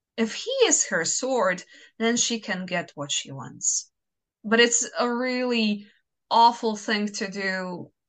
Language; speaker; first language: English; non-native, fluent; Croatian